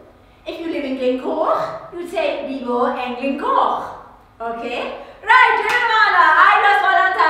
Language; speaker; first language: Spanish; non-native, learner; English